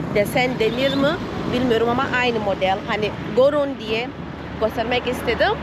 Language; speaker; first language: Turkish; non-native, fluent; Portuguese